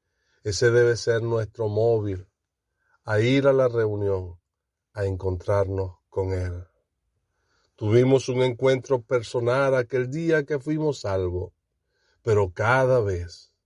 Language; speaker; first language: Spanish; native; Spanish